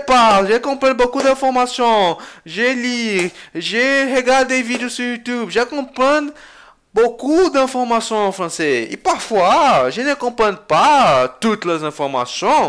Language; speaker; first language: French; non-native, learner; Portuguese